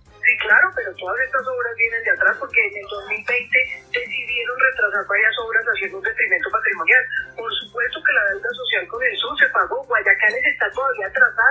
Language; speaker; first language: Spanish; native; Spanish